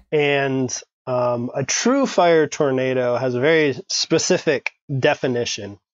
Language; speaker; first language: English; native; English